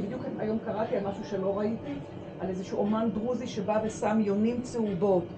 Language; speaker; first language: Hebrew; native; Hebrew